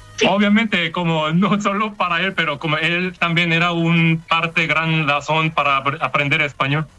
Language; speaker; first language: Spanish; non-native, fluent; Korean